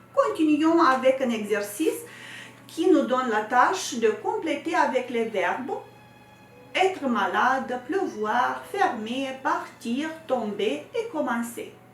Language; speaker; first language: French; non-native, fluent; Romanian